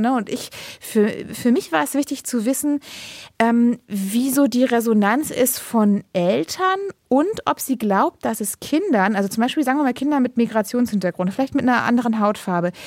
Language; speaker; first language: German; native; German